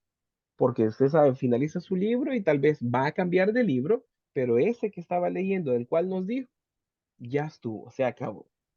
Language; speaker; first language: Spanish; native; Spanish